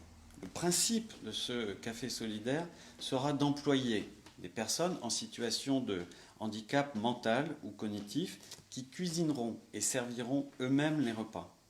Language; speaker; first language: French; native; French